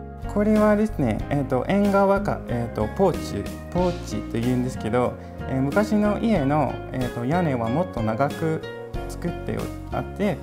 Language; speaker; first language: Japanese; non-native, fluent; English